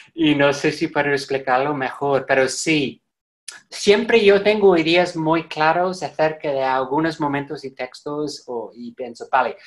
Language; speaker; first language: Spanish; non-native, fluent; English